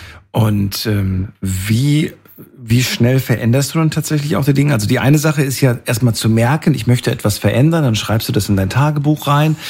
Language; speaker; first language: German; native; German